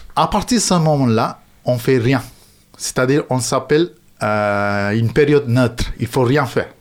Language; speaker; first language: French; non-native, fluent; Sinhala